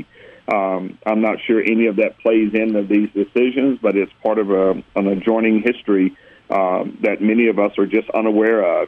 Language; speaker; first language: English; native; English